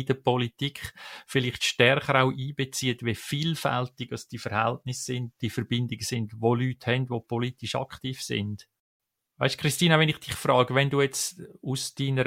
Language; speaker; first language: German; native; German